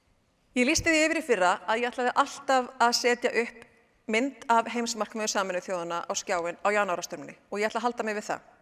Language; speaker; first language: Icelandic; native; Icelandic